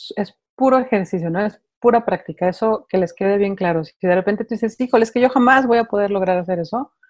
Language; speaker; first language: Spanish; native; Spanish